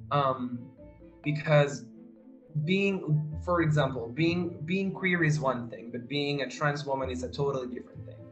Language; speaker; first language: English; non-native, fluent; Spanish